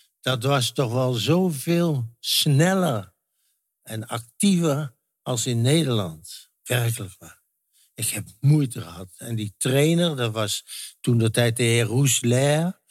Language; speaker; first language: Dutch; native; Dutch